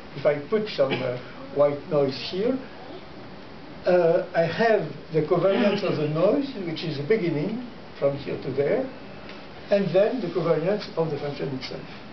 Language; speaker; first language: English; non-native, fluent; French